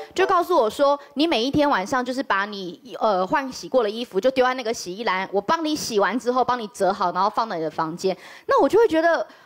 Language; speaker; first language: Chinese; native; Chinese